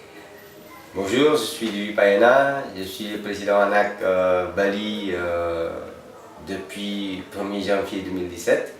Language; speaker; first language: French; non-native, fluent; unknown